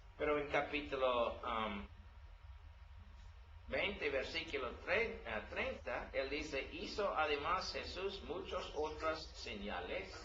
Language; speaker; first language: Spanish; non-native, learner; English